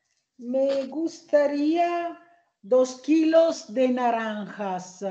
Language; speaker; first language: Spanish; non-native, learner; Italian